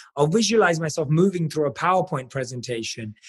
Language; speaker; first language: English; native; English